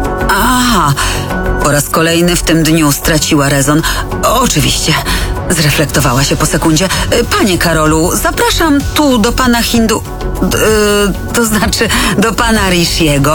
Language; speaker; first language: Polish; native; Polish